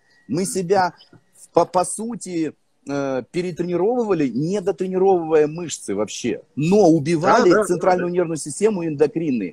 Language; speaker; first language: Russian; native; Russian